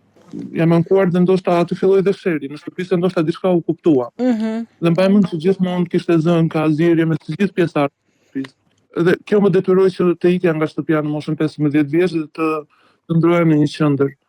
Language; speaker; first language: Albanian; native; Albanian